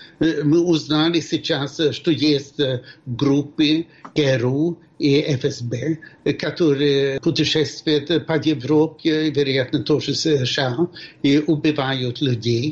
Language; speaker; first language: Russian; non-native, fluent; Swedish